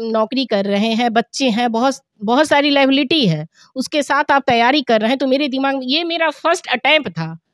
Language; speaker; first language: Hindi; native; Hindi